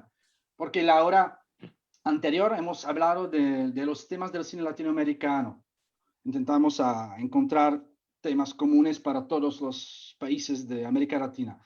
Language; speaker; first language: Spanish; non-native, fluent; Czech